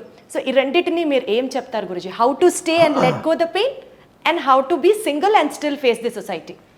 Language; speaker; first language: Telugu; native; Telugu